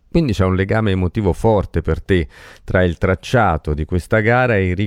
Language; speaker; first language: Italian; native; Italian